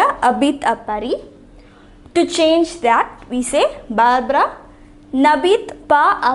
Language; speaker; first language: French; non-native, fluent; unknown